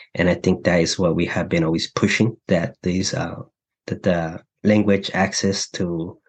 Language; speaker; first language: English; early bilingual, other home language; Mixtepec Mixtec